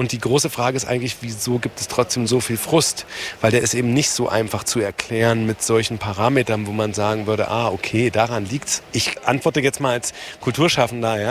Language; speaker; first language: German; native; German